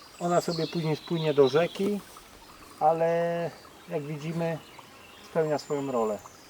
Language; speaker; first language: Polish; native; Polish